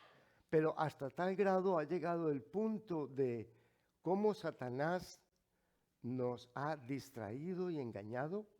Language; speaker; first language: Spanish; native; Spanish